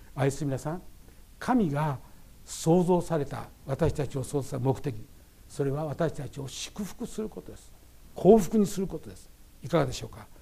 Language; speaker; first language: Japanese; native; Japanese